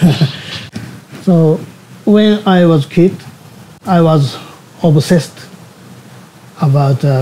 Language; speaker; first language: English; non-native, learner; Japanese